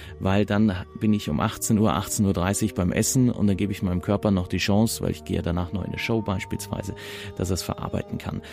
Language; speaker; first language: German; native; German